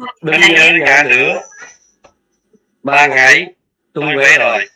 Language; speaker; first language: Vietnamese; non-native, learner; Khmer